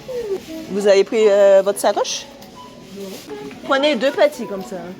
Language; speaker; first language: French; native; French